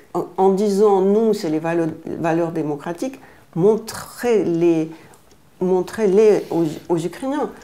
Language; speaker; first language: French; non-native, fluent; Russian